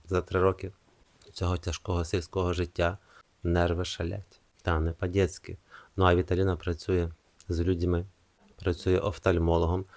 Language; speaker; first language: Ukrainian; non-native, fluent; Italian